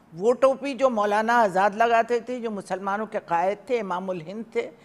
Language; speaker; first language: Hindi; native; Hindi